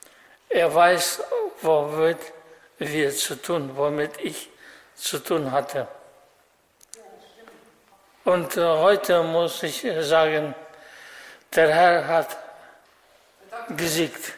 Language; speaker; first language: German; non-native, fluent; Russian